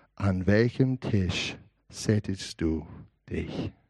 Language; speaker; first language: German; non-native, learner; English